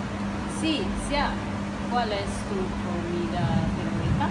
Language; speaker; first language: Spanish; non-native, learner; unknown